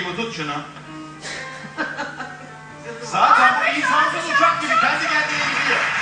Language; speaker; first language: Turkish; native; Turkish